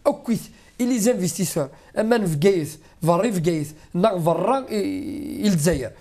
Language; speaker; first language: French; non-native, local second language; Kabyle